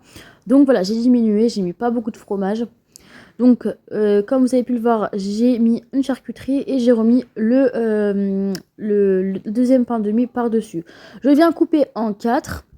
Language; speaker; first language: French; native; French